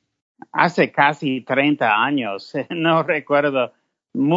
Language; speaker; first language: Spanish; non-native, fluent; English